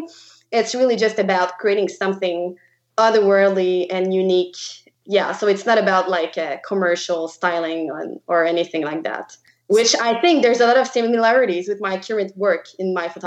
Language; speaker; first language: English; non-native, fluent; French